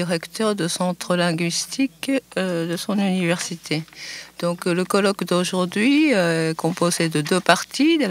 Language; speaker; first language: French; non-native, fluent; Japanese